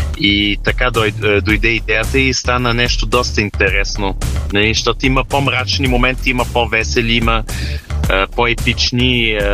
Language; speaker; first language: Bulgarian; early bilingual, heritage; Bulgarian